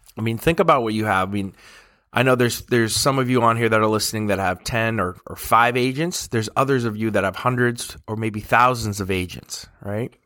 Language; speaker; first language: English; native; English